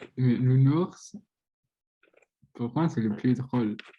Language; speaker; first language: French; non-native, learner; Spanish